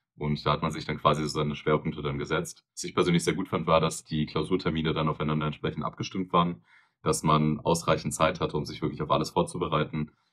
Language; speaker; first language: German; native; German